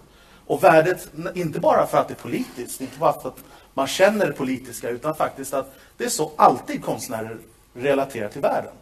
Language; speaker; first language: Swedish; native; Swedish